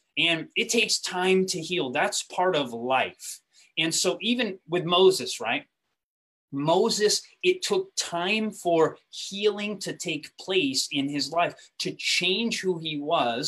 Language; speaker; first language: English; native; English